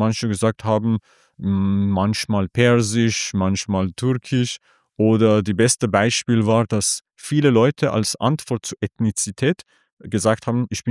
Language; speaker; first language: German; non-native, fluent; Persian